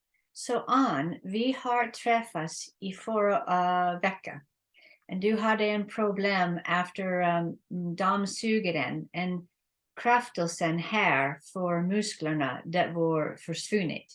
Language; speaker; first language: Swedish; non-native, learner; English